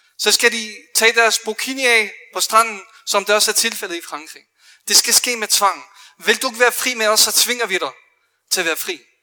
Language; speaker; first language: Danish; early bilingual, other home language; Arabic